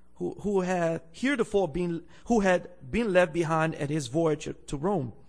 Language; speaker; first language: English; non-native, fluent; Bulgarian